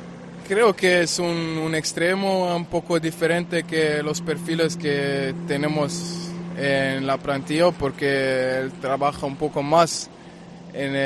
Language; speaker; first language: Spanish; non-native, fluent; German